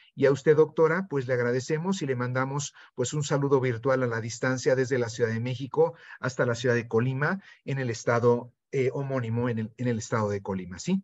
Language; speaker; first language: Spanish; native; Spanish